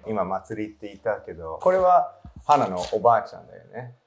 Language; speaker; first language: Japanese; non-native, fluent; English